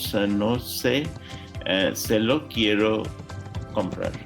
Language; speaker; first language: Spanish; non-native, learner; English